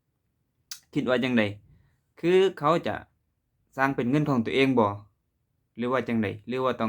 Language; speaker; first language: Thai; non-native, local second language; Lao